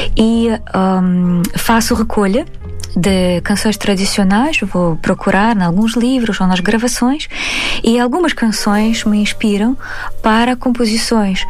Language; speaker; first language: Portuguese; non-native, fluent; Russian